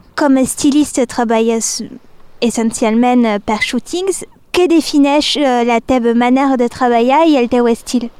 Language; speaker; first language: Catalan; non-native, local second language; French